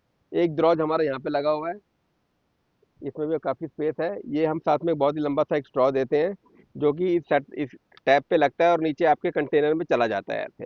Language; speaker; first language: Hindi; native; Hindi